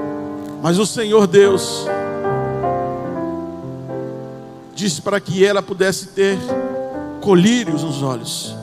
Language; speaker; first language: Portuguese; native; Portuguese